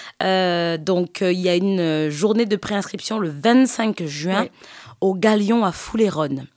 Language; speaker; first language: French; early bilingual, other home language; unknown